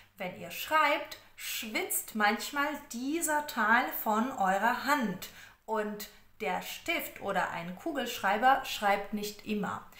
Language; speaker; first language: German; non-native, fluent; Russian